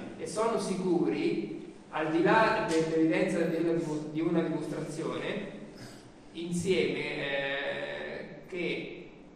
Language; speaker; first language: Italian; native; Italian